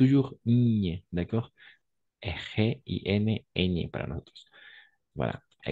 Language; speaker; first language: French; non-native, fluent; Spanish